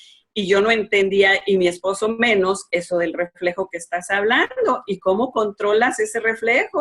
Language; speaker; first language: Spanish; native; Spanish